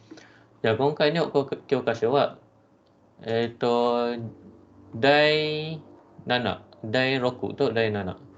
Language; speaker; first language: Japanese; non-native, fluent; Malay